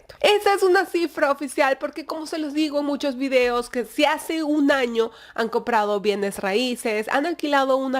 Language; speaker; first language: Spanish; native; Spanish